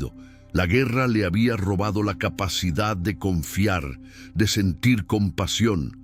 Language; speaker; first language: Spanish; native; Spanish